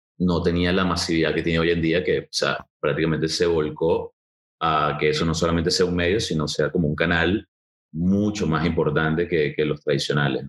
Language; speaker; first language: Spanish; native; Spanish